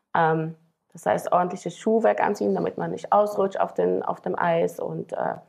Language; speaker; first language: German; non-native, fluent; Slovak